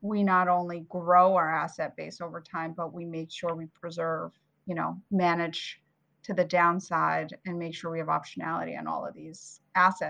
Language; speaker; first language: English; native; English